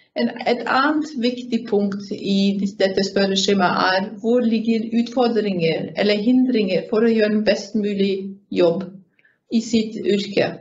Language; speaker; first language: Norwegian; non-native, fluent; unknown